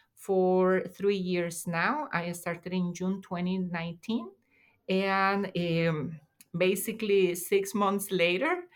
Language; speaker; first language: English; non-native, fluent; Spanish